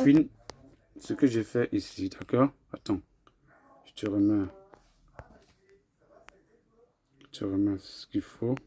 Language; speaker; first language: French; native; French